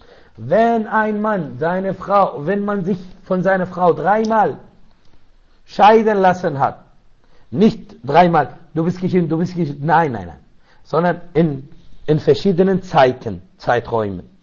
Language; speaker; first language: German; non-native, learner; Arabic